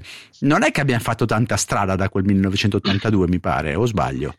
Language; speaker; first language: Italian; native; Italian